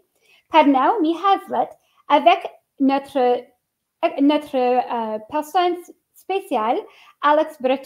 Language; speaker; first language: French; native; French